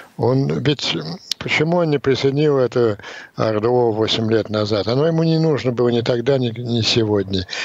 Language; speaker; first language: Russian; native; Russian